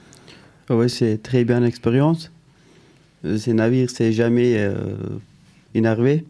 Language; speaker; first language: French; non-native, learner; Pashto